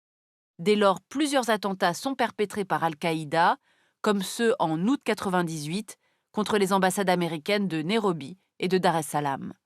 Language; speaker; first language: French; native; French